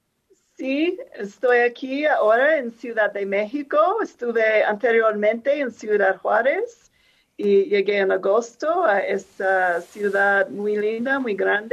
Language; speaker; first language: Spanish; non-native, fluent; English